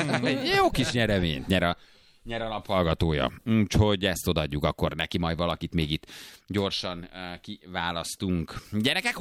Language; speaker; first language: Hungarian; native; Hungarian